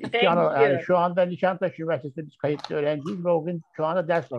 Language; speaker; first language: Turkish; native; Turkish